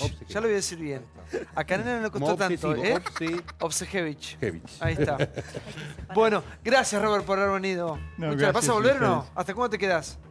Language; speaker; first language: Spanish; native; Spanish